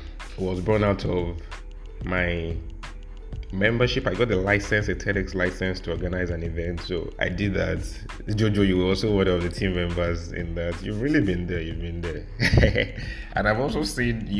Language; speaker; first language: English; non-native, local second language; Yoruba